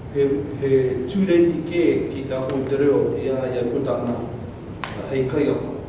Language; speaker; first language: Māori; non-native, local second language; English